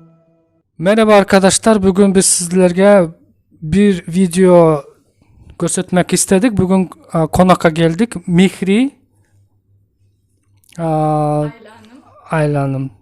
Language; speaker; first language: Turkish; non-native, learner; Kyrgyz